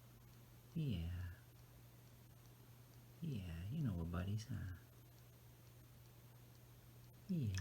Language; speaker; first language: English; native; English